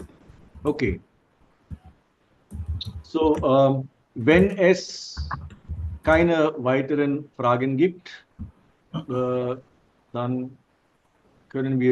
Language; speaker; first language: German; non-native, fluent; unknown